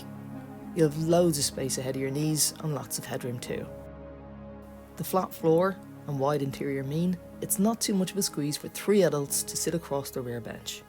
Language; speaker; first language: English; native; English